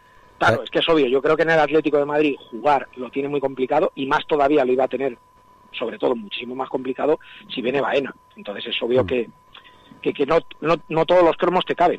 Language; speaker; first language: Spanish; native; Spanish